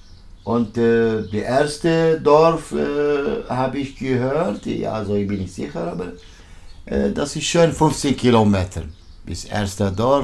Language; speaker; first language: German; non-native, learner; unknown